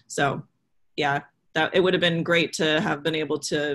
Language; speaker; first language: English; native; English